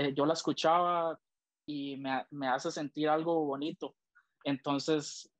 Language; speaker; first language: Spanish; native; Spanish